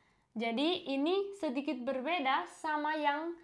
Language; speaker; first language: Indonesian; non-native, fluent; Spanish